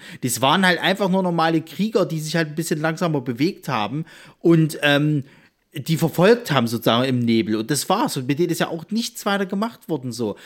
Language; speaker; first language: German; native; German